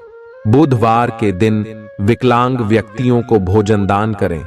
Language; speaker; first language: Hindi; native; Hindi